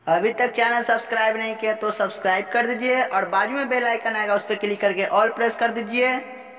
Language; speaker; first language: Hindi; native; Hindi